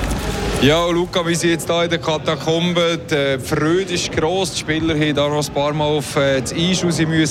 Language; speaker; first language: German; native; German